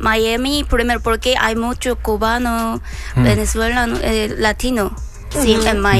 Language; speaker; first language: Spanish; non-native, learner; Korean